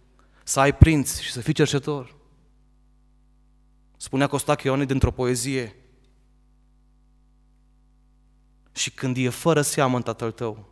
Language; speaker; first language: Romanian; native; Romanian